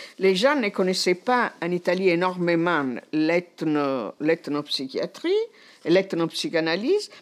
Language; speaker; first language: French; non-native, fluent; Italian